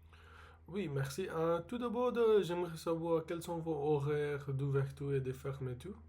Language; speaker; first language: French; non-native, learner; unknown